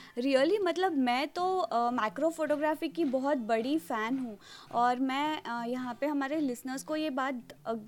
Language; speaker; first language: Hindi; non-native, local second language; Marathi